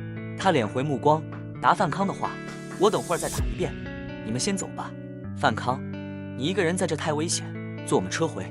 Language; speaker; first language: Chinese; native; Chinese